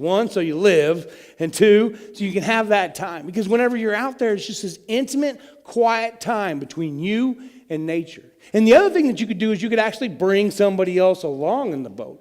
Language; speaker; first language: English; native; English